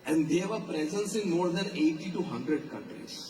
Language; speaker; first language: English; non-native, local second language; Gujarati